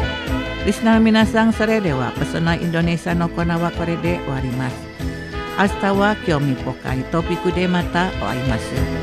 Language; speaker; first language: Japanese; non-native, fluent; Indonesian